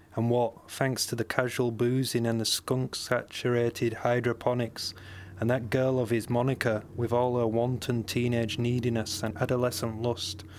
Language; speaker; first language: English; native; English